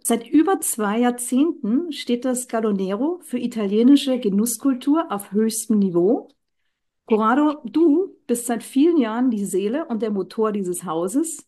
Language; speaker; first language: German; native; German